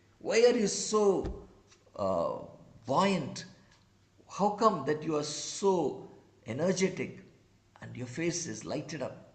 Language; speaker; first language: English; non-native, local second language; Tamil